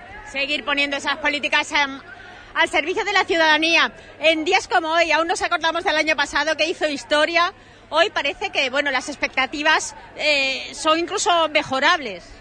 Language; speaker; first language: Spanish; native; Spanish